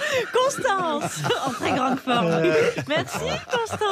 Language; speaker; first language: French; native; French